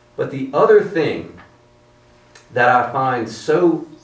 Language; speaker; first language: English; native; English